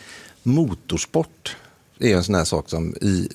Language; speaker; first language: Swedish; native; Swedish